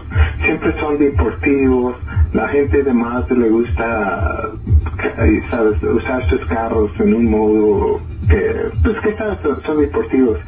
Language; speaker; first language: Spanish; early bilingual, heritage; Spanish